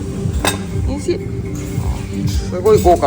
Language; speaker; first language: Japanese; native; Japanese